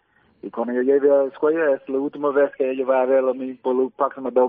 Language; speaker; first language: Spanish; early bilingual, heritage; English